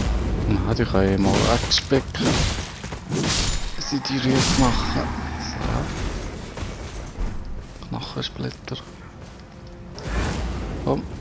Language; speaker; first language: German; native; German